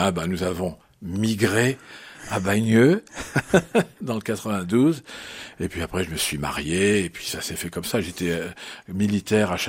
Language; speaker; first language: French; native; French